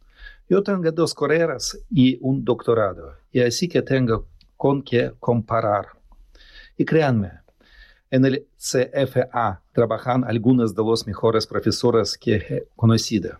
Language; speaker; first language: Spanish; non-native, fluent; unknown